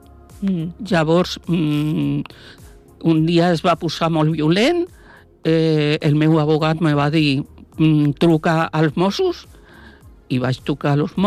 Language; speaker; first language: Catalan; non-native, local second language; Spanish